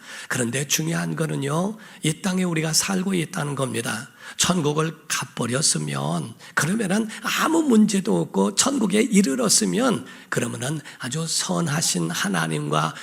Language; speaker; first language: Korean; native; Korean